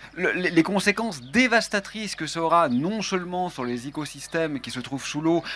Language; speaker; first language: French; native; French